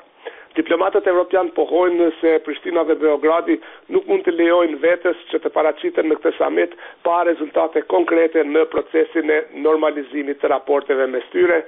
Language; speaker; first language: Albanian; native; Albanian